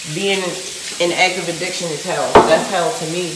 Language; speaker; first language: English; native; English